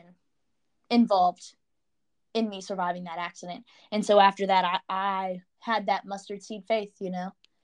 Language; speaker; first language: English; native; English